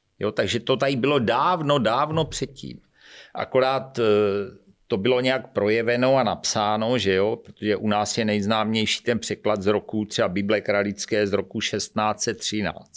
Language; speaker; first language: Czech; native; Czech